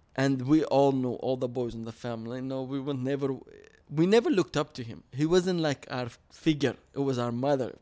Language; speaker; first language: English; early bilingual, other home language; Arabic